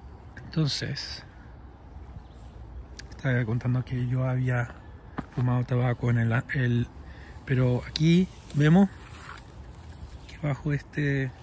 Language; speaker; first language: Spanish; early bilingual, heritage; English